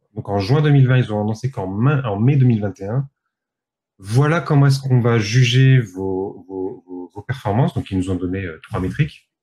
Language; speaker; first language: French; native; French